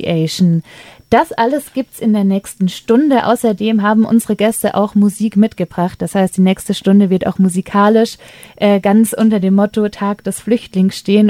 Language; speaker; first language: German; native; German